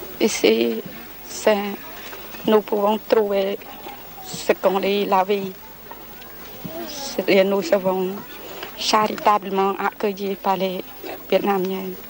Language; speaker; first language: French; non-native, fluent; Khmer